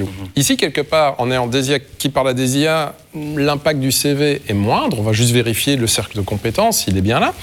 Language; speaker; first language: French; native; French